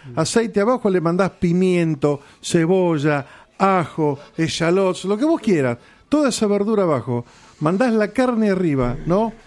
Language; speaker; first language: Spanish; native; Spanish